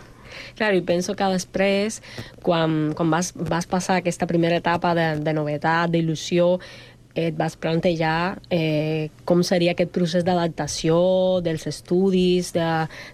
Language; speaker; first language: Catalan; non-native, fluent; Spanish